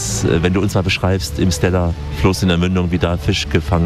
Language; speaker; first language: German; native; German